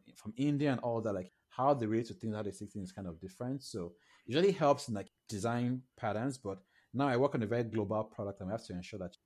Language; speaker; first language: English; non-native, local second language; Yoruba